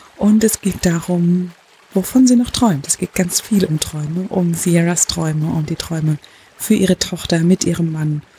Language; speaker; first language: German; native; German